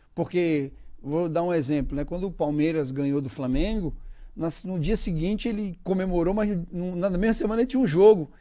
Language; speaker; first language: Portuguese; native; Portuguese